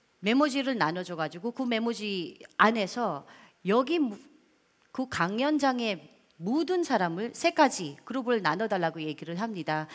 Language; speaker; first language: Korean; non-native, fluent; Filipino